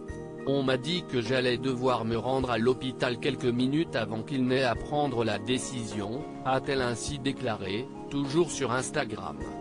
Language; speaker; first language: French; native; French